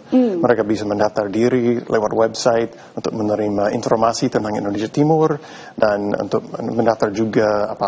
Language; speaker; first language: Indonesian; non-native, fluent; English